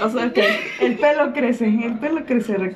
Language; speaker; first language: Spanish; native; Spanish